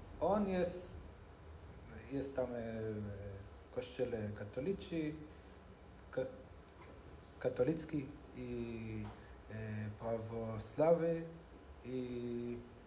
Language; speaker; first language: Polish; non-native, learner; Hebrew